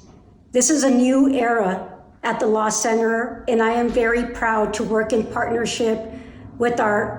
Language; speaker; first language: English; native; English